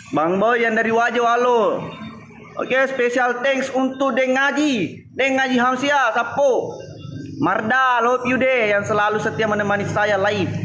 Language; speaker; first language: Indonesian; non-native, local second language; Buginese